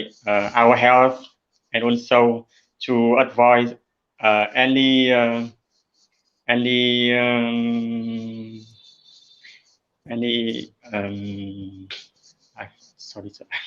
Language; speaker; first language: English; non-native, learner; Vietnamese